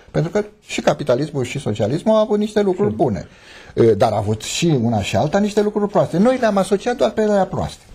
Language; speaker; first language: Romanian; native; Romanian